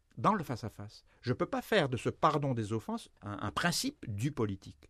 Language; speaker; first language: French; native; French